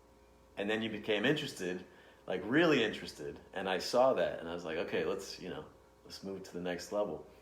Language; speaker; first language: English; native; English